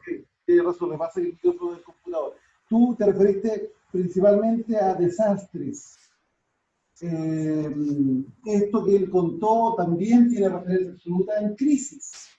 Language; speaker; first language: Spanish; native; Spanish